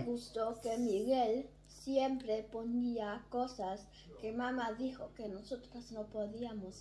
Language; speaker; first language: Spanish; early bilingual, heritage; German